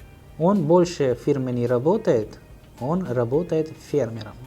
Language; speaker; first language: Russian; non-native, fluent; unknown